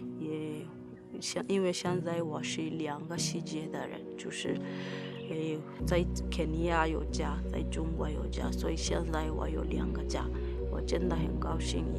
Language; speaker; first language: Chinese; non-native, fluent; Swahili